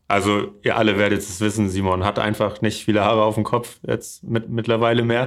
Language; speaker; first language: German; native; German